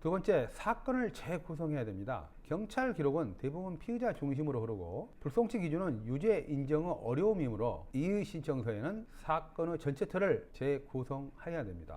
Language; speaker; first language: Korean; native; Korean